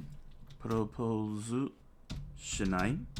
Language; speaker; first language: Japanese; non-native, learner; English